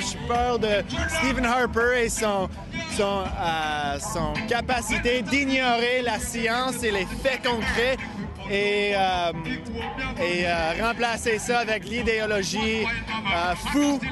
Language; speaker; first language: French; non-native, local second language; English